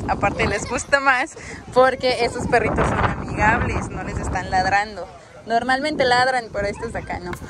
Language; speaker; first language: Spanish; native; Spanish